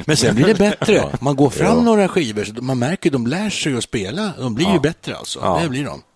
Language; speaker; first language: Swedish; native; Swedish